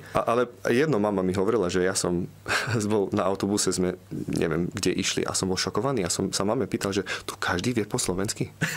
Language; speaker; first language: Slovak; early bilingual, heritage; Slovak